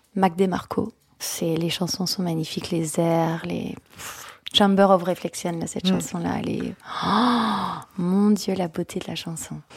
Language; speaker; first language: French; native; French